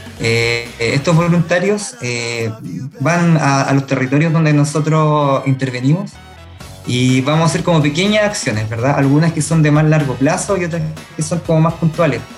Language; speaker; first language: Spanish; native; Spanish